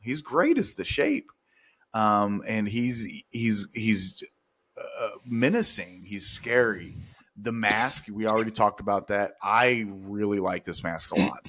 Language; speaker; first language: English; native; English